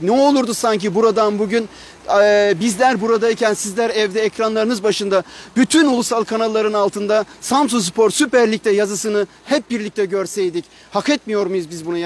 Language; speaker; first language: Turkish; native; Turkish